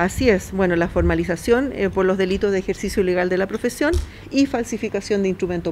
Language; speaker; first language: Spanish; native; Spanish